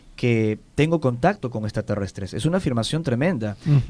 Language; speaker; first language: Spanish; native; Spanish